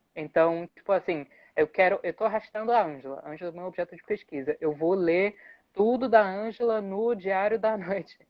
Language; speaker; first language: Portuguese; non-native, fluent; English